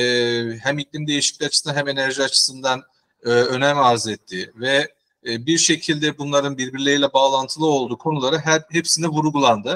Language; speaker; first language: Turkish; native; Turkish